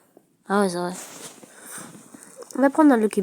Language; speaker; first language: French; native; French